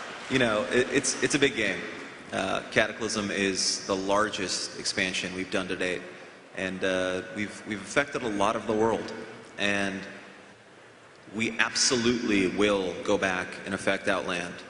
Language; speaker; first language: English; native; English